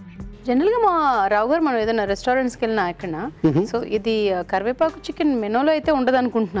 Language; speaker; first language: Telugu; native; Telugu